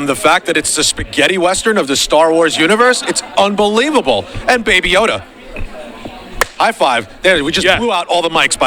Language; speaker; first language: English; native; English